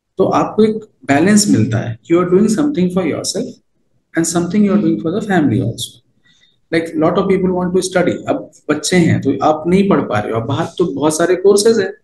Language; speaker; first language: Hindi; native; Hindi